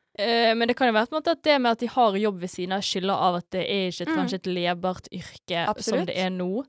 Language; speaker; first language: Norwegian; early bilingual, other home language; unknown